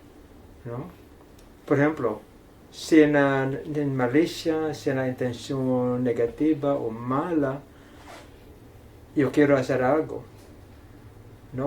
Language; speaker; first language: Spanish; non-native, fluent; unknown